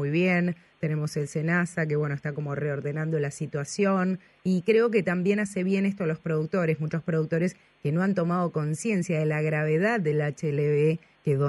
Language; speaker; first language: Spanish; native; Spanish